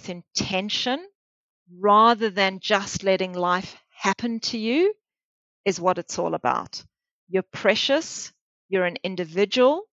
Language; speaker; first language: English; native; English